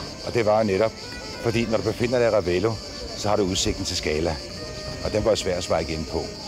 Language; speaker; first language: Danish; native; Danish